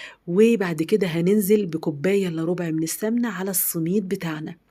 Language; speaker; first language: Arabic; native; Arabic